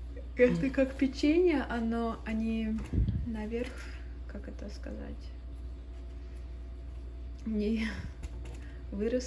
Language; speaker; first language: Russian; early bilingual, other home language; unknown